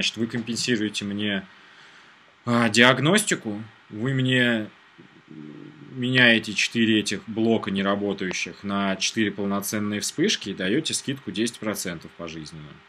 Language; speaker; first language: Russian; native; Russian